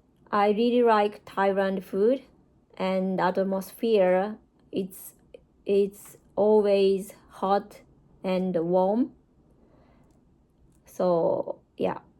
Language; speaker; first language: English; non-native, learner; Japanese